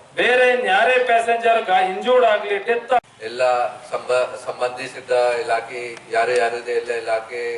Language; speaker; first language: Kannada; non-native, learner; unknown